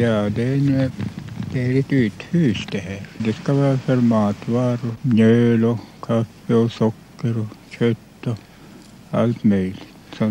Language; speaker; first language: Swedish; non-native, local second language; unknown